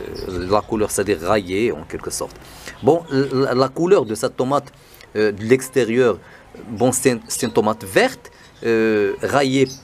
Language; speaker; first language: French; non-native, local second language; Arabic